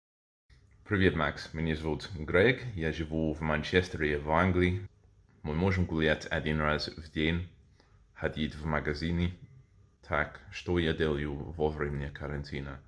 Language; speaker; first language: Russian; non-native, learner; English